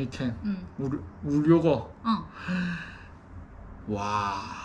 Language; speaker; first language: Chinese; non-native, learner; Korean